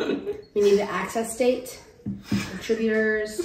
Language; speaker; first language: English; native; English